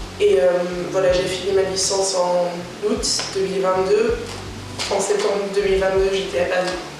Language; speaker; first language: French; non-native, local second language; Luxembourgish